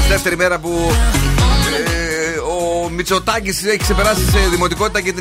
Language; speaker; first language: Greek; native; Greek